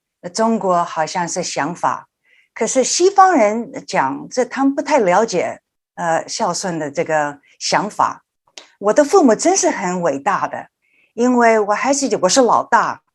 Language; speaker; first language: Chinese; early bilingual, heritage; Chinese